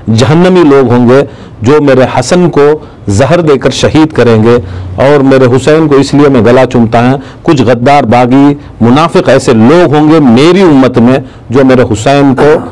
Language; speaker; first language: Urdu; native; Urdu